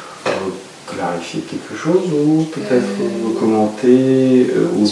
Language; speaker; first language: French; non-native, fluent; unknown